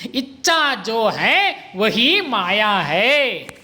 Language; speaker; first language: Hindi; non-native, local second language; Kannada